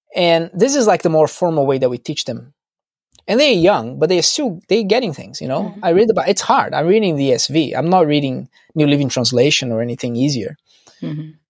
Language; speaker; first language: English; non-native, fluent; Portuguese